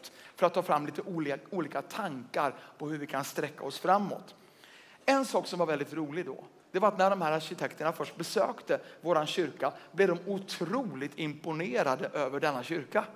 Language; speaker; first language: Swedish; native; Swedish